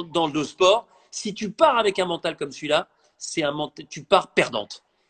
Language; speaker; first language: French; native; French